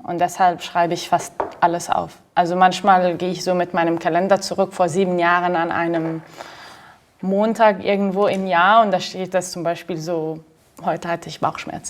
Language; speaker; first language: German; non-native, fluent; Arabic